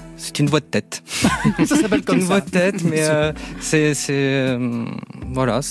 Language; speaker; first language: French; native; French